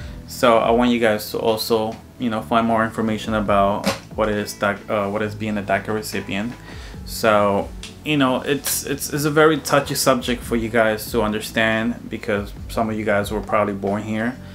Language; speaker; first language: English; early bilingual, other home language; Spanish